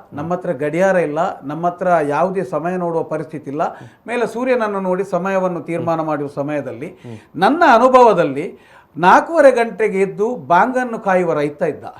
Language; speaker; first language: Kannada; non-native, local second language; Tulu